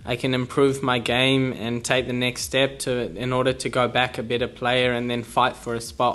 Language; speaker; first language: English; native; English